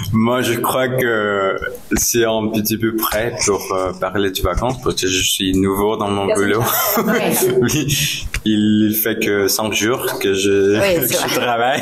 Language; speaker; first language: French; non-native, learner; Spanish